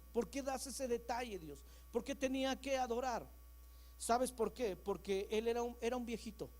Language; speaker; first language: Spanish; native; Spanish